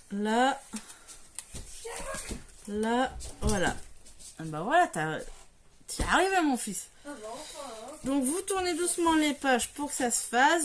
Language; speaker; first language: French; native; French